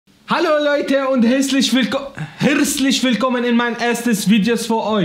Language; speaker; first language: German; non-native, fluent; Arabic